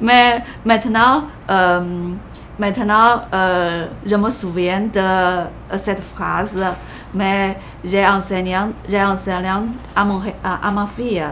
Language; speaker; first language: French; non-native, learner; Chinese